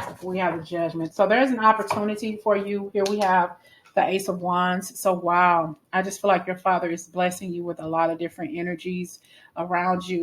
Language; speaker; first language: English; native; English